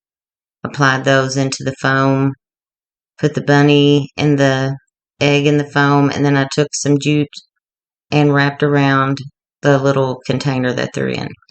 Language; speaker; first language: English; native; English